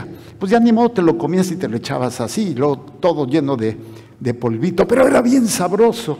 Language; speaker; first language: Spanish; native; Spanish